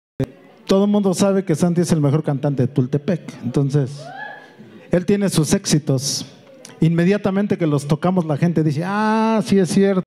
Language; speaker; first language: Spanish; native; Spanish